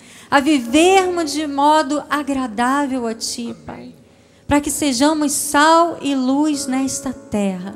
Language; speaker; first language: Portuguese; native; Portuguese